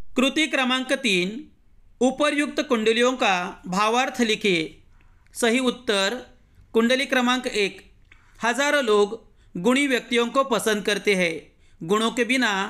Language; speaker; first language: Hindi; non-native, local second language; Marathi